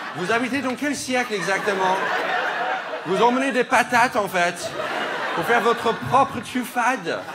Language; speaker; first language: French; non-native, fluent; English